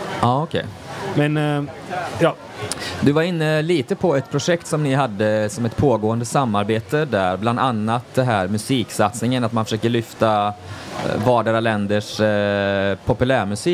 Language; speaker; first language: Swedish; native; Swedish